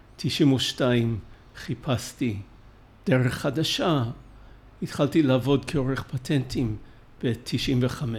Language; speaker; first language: Hebrew; non-native, fluent; English